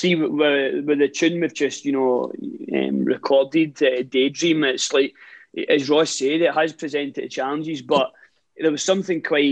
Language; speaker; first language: English; native; English